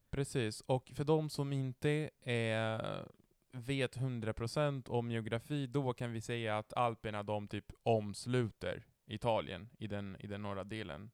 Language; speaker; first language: Swedish; non-native, fluent; Italian